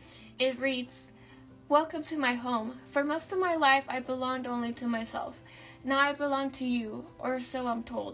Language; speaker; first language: English; native; English